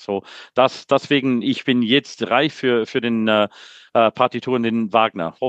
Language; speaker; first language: German; non-native, learner; English